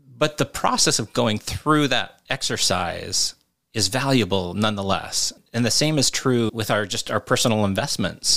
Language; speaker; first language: English; native; English